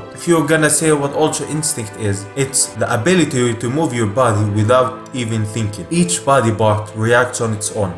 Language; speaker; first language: English; non-native, fluent; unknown